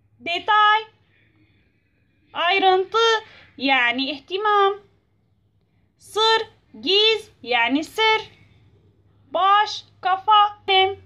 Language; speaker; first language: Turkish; non-native, learner; Arabic